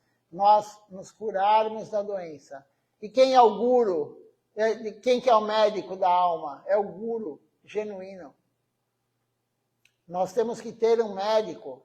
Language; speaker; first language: Portuguese; native; Portuguese